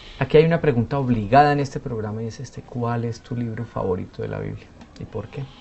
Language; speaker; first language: Spanish; native; Spanish